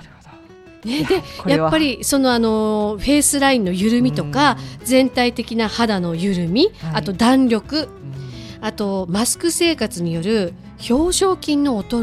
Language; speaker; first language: Japanese; native; Japanese